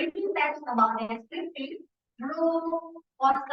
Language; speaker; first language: English; non-native, fluent; Indonesian